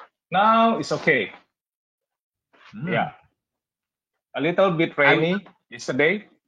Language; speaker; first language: English; non-native, learner; Indonesian